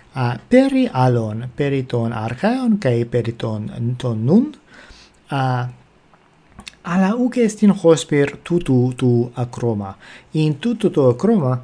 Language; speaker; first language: Greek; non-native, fluent; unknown